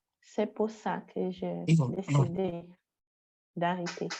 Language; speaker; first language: French; non-native, learner; Portuguese